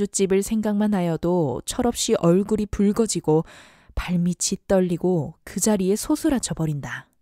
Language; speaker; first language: Korean; native; Korean